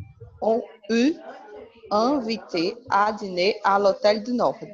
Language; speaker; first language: French; non-native, learner; Portuguese